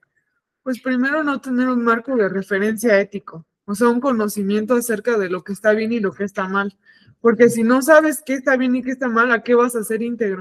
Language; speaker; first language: Spanish; native; Spanish